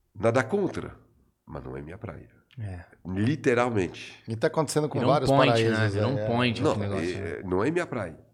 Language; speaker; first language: Portuguese; non-native, fluent; French